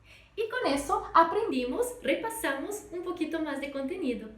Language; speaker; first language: Spanish; non-native, fluent; Portuguese